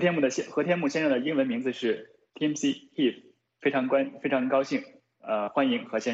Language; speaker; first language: Chinese; native; Chinese